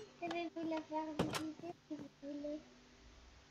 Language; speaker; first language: French; native; French